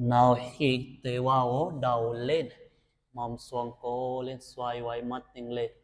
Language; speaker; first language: Vietnamese; non-native, learner; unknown